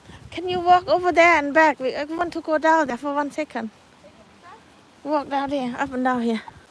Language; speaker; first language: English; non-native, learner; Northeastern Thai